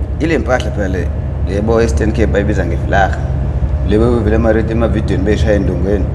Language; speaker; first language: Zulu; native; Zulu